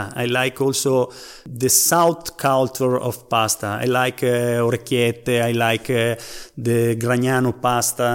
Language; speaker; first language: English; non-native, learner; Italian